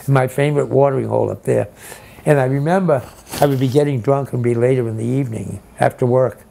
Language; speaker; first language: English; native; English